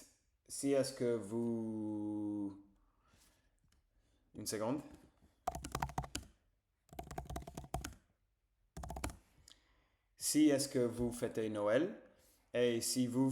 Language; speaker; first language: French; non-native, fluent; English